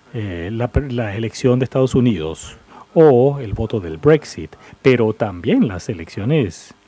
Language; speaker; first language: Spanish; non-native, fluent; English